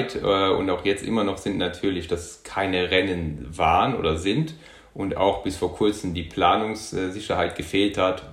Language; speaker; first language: German; non-native, local second language; Luxembourgish